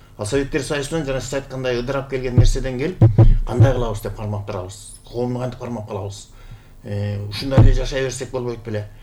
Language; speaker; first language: Kyrgyz; native; Kyrgyz